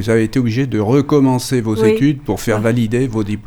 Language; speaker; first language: French; native; French